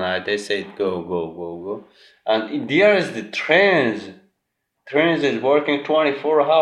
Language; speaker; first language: English; non-native, learner; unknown